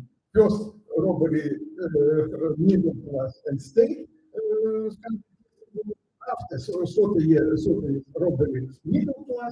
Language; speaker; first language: English; non-native, learner; Russian